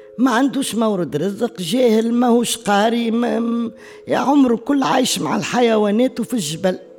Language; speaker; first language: Arabic; native; Arabic